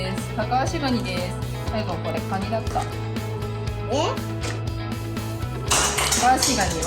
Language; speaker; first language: Japanese; native; Japanese